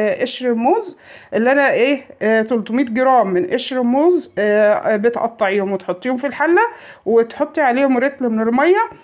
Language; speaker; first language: Arabic; native; Arabic